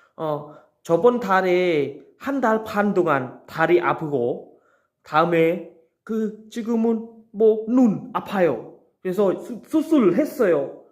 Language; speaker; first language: Korean; non-native, learner; Khmer